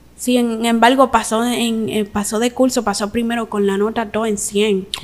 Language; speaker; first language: Spanish; native; Spanish